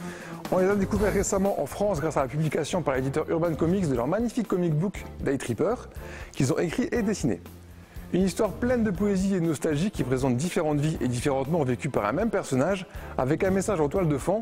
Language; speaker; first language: French; native; French